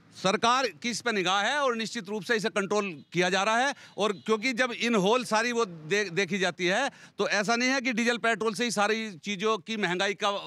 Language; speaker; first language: Hindi; native; Hindi